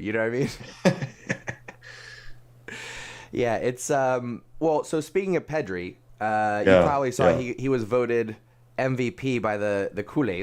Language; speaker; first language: English; native; English